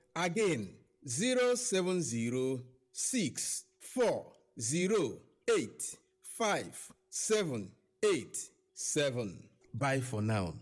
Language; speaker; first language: Nigerian Pidgin; non-native, local second language; Yoruba